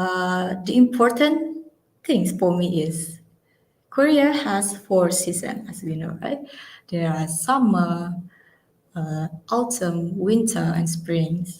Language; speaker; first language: English; non-native, learner; Indonesian